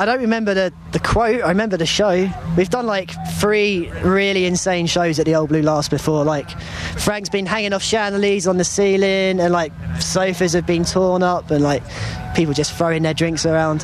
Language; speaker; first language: English; native; English